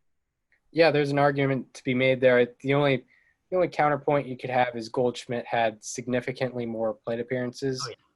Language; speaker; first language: English; native; English